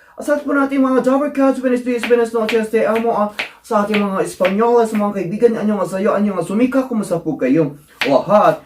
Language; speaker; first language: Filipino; non-native, local second language; Pampanga